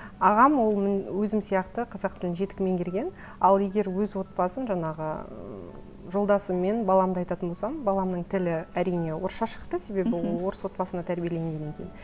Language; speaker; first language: Kazakh; non-native, local second language; Russian